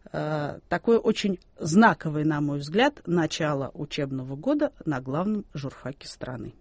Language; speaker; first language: Russian; native; Russian